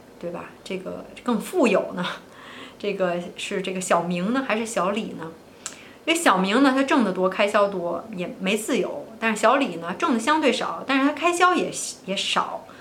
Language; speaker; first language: Chinese; native; Chinese